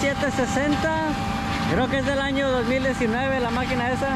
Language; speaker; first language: Spanish; native; Spanish